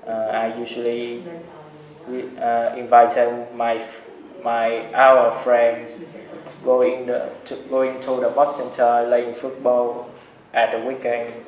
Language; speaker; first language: English; non-native, learner; Vietnamese